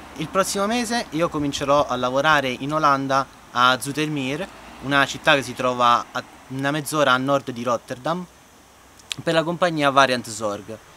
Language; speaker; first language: Italian; native; Italian